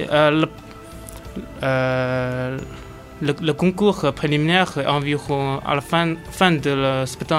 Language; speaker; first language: French; non-native, learner; Chinese